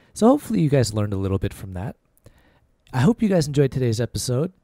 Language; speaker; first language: English; native; English